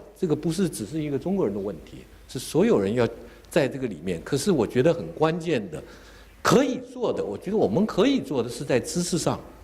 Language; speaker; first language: Chinese; native; Chinese